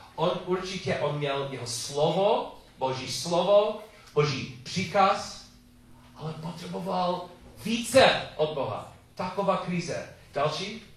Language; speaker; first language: Czech; non-native, learner; English